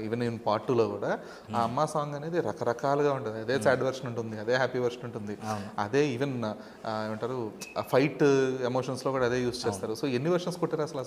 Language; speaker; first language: Telugu; native; Telugu